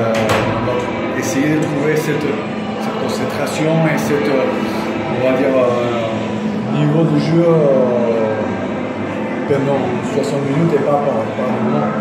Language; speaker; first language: French; non-native, fluent; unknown